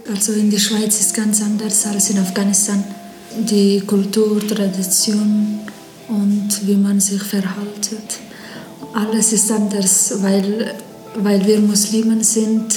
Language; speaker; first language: German; non-native, learner; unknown